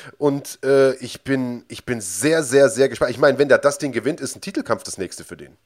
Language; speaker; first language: German; native; German